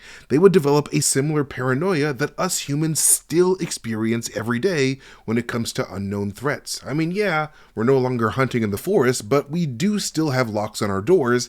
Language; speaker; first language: English; native; English